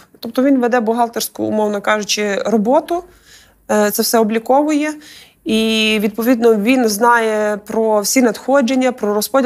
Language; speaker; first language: Ukrainian; native; Ukrainian